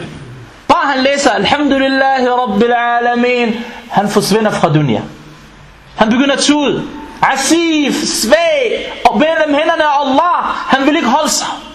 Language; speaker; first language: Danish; non-native, fluent; Arabic